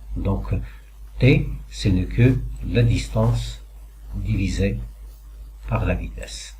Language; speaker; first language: French; non-native, local second language; Arabic